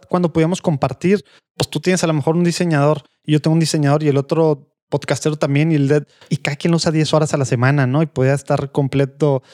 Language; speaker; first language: Spanish; native; Spanish